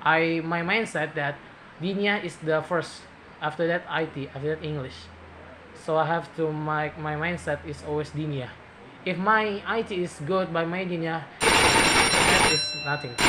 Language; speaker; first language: English; non-native, learner; Indonesian